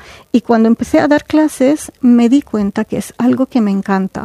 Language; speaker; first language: Spanish; non-native, fluent; Arabic